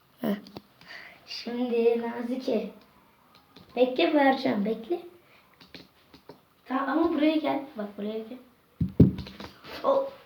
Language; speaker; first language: Turkish; native; Turkish